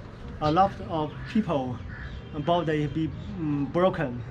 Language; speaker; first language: English; non-native, learner; Chinese